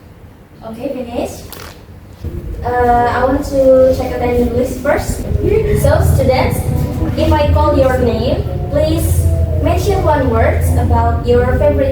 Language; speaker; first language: English; non-native, learner; Indonesian